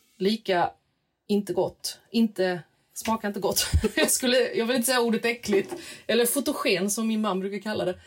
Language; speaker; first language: Swedish; early bilingual, other home language; Macedonian